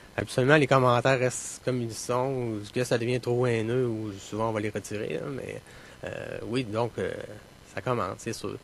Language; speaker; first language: French; native; French